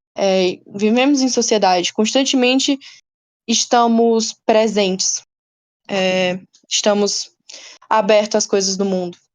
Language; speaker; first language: Portuguese; native; Portuguese